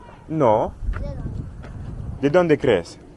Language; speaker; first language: Spanish; non-native, learner; French